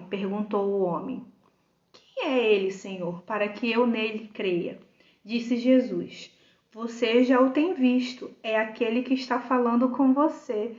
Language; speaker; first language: Portuguese; native; Portuguese